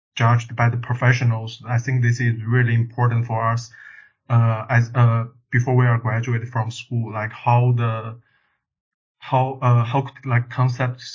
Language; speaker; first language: English; non-native, learner; Chinese